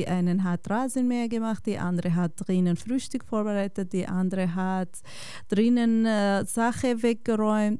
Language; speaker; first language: German; non-native, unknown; Kurdish